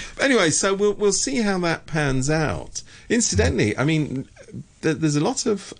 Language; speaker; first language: English; native; English